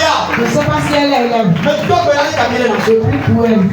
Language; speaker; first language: French; non-native, local second language; Ewe